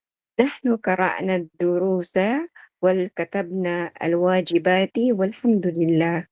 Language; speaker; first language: Arabic; non-native, learner; Filipino